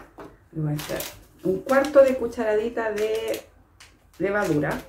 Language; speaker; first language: Spanish; native; Spanish